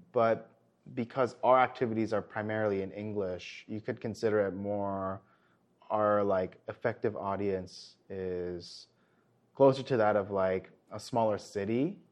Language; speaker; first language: English; early bilingual, other home language; Korean